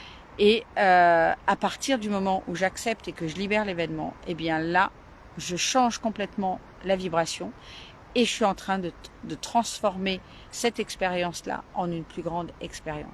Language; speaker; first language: French; native; French